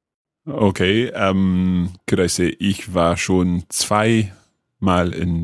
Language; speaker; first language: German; non-native, learner; English